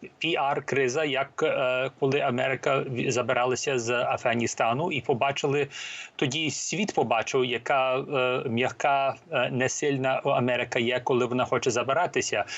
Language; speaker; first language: Ukrainian; early bilingual, heritage; Ukrainian